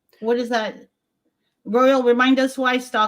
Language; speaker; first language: English; native; English